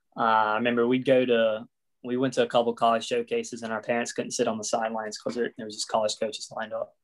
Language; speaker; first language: English; native; English